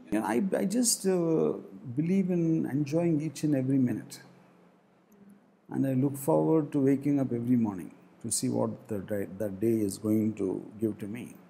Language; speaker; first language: English; non-native, local second language; Telugu